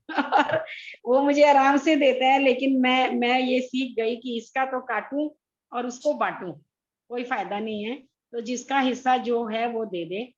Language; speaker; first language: Hindi; native; Hindi